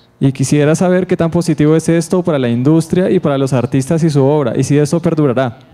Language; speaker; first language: Spanish; native; Spanish